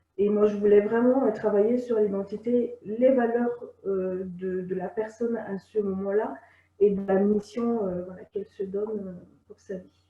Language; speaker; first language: French; non-native, local second language; Sango